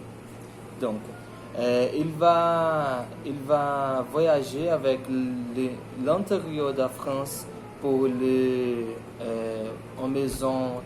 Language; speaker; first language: French; non-native, learner; Portuguese